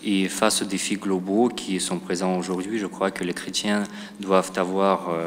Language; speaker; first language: French; non-native, fluent; Russian